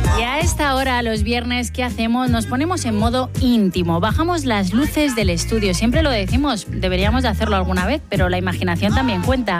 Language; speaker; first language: Spanish; native; Spanish